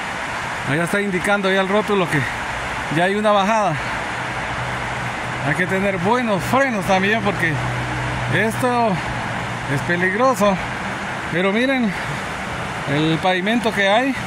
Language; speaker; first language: Spanish; native; Spanish